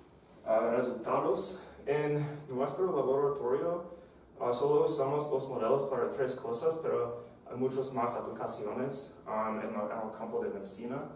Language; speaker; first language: Spanish; non-native, fluent; English